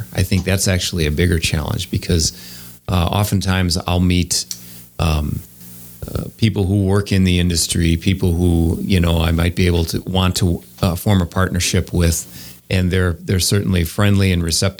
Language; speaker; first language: English; native; English